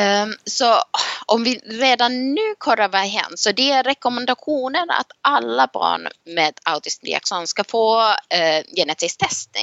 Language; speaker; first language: Swedish; non-native, local second language; Finnish